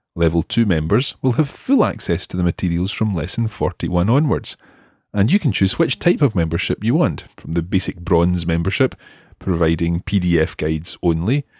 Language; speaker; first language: English; native; English